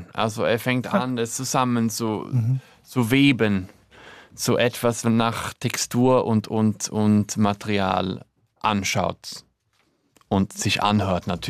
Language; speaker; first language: German; native; German